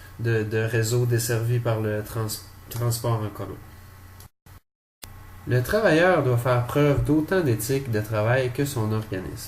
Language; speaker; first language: French; native; French